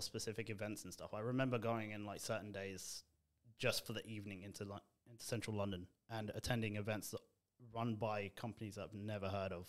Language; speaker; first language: English; native; English